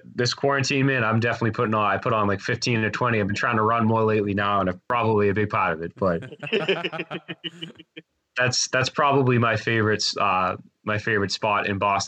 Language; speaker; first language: English; native; English